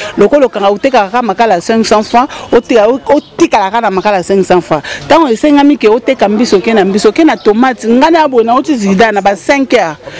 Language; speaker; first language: Lingala; non-native, local second language; Mongo